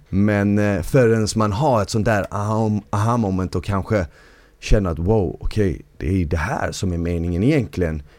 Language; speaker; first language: Swedish; early bilingual, other home language; Bosnian